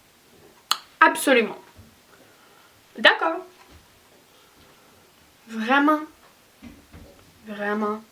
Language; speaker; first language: French; non-native, learner; English